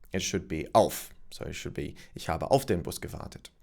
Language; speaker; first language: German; non-native, fluent; English